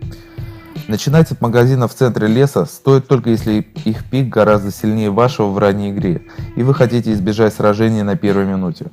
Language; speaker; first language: Russian; native; Russian